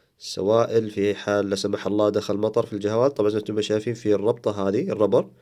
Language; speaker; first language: Arabic; native; Arabic